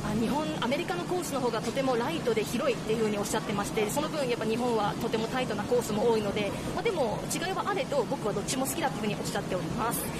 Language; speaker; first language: Japanese; native; Japanese